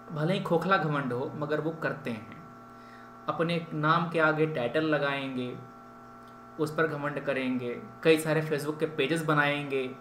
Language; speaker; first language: Hindi; native; Hindi